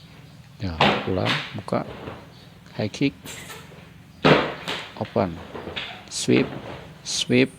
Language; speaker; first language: English; non-native, learner; Indonesian